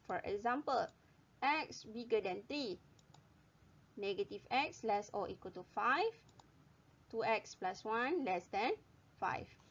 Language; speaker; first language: English; non-native, local second language; Malay